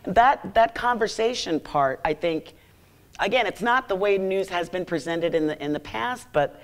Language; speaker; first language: English; native; English